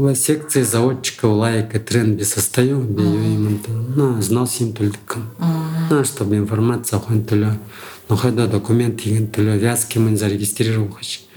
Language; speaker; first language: Russian; non-native, local second language; Buriat